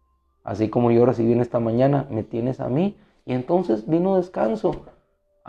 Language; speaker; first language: Spanish; native; Spanish